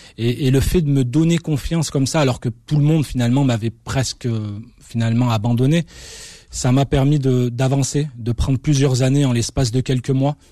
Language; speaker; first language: French; early bilingual, other home language; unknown